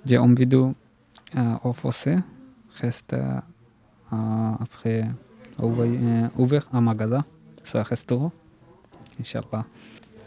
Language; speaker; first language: French; non-native, learner; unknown